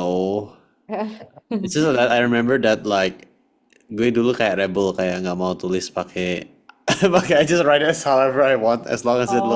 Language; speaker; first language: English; non-native, fluent; Indonesian